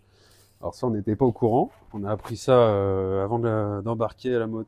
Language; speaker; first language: French; native; French